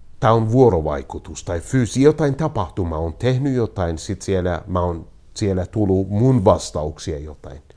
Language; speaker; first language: Finnish; non-native, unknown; Kurdish